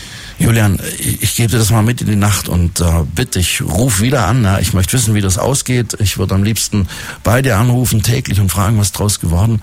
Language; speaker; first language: German; native; German